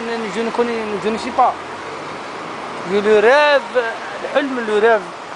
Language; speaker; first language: French; non-native, learner; Arabic